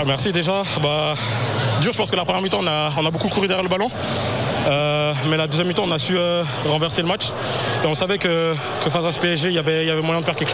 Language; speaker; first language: French; native; French